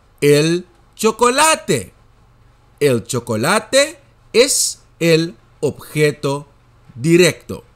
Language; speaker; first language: Spanish; non-native, fluent; Dutch